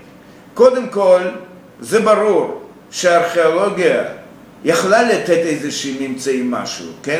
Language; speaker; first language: Hebrew; non-native, fluent; Russian